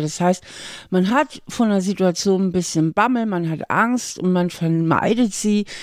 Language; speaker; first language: German; native; German